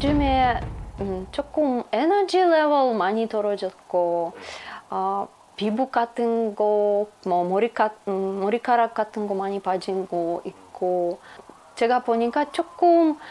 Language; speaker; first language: Korean; non-native, fluent; Russian